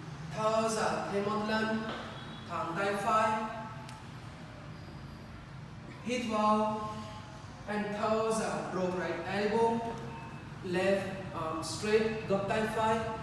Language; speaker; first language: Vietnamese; non-native, learner; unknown